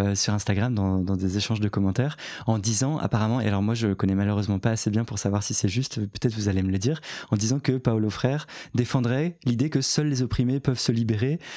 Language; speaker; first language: French; native; French